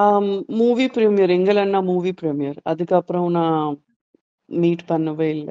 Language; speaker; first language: Tamil; non-native, fluent; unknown